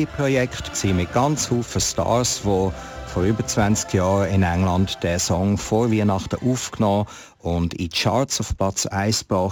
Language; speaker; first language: German; native; German